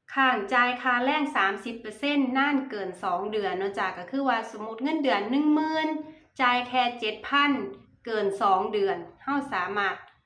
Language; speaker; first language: Thai; native; Thai